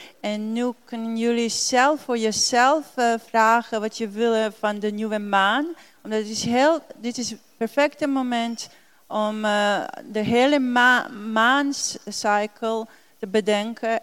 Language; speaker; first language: Dutch; non-native, learner; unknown